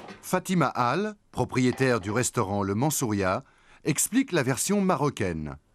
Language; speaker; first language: French; native; French